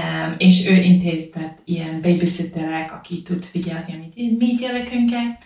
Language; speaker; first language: Hungarian; non-native, learner; English